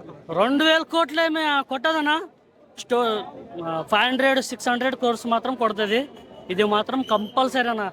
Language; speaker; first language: Telugu; native; Telugu